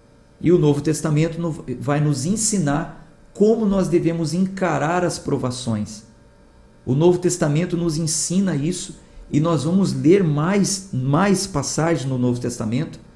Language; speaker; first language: Portuguese; native; Portuguese